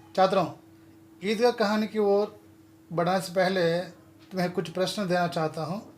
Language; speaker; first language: Hindi; non-native, local second language; Telugu